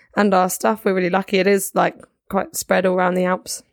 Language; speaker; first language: English; native; English